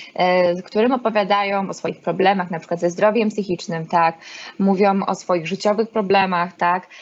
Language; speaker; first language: Polish; native; Polish